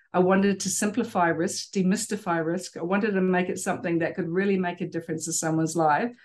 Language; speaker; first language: English; native; English